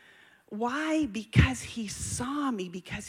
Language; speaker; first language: English; native; English